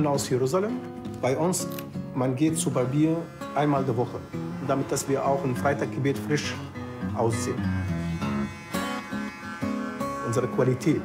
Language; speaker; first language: German; non-native, fluent; Arabic